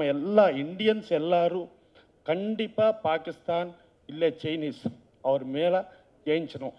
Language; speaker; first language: Tamil; non-native, learner; Telugu